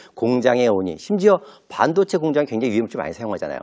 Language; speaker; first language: Korean; native; Korean